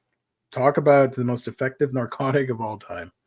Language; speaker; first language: English; native; English